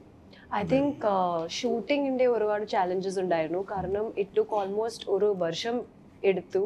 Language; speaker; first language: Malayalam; early bilingual, heritage; Malayalam